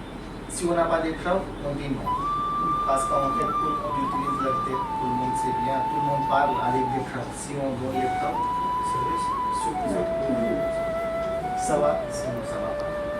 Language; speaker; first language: French; non-native, learner; Hindi